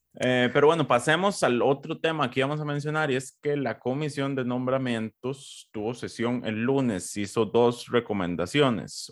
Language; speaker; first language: Spanish; native; Spanish